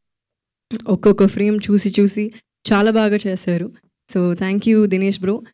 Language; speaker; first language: Telugu; non-native, fluent; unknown